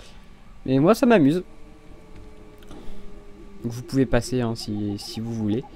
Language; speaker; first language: French; native; French